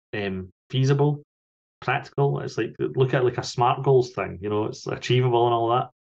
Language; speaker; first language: English; native; English